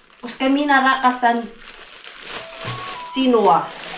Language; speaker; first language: Finnish; non-native, learner; Filipino